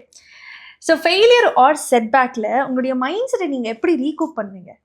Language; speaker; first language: Tamil; native; Tamil